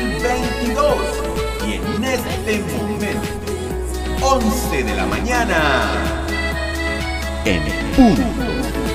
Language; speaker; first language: Spanish; native; Spanish